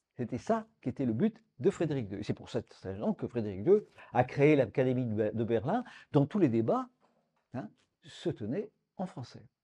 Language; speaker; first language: French; native; French